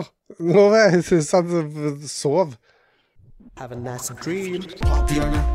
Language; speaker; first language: Norwegian; native; Norwegian